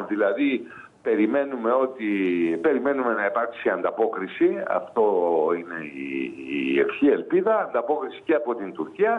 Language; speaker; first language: Greek; native; Greek